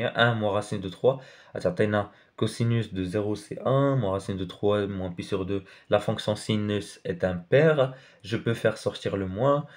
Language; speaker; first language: French; non-native, local second language; Arabic